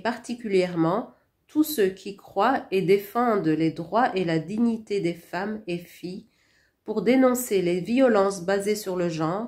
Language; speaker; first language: French; non-native, local second language; Rundi